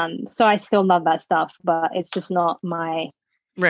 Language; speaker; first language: English; native; English